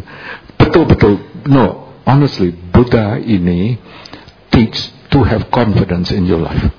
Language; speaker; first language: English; non-native, fluent; Indonesian